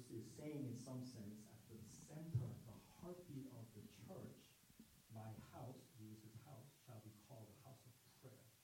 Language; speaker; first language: English; non-native, fluent; Korean